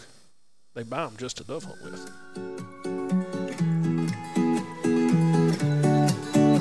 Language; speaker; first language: English; native; English